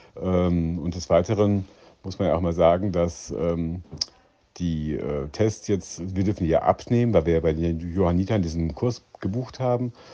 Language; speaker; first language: German; native; German